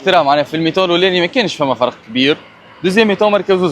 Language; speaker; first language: Arabic; native; Arabic